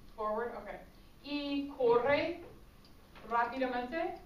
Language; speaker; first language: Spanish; non-native, fluent; English